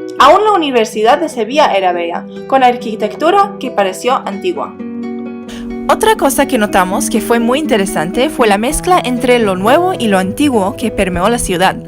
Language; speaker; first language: Spanish; non-native, learner; English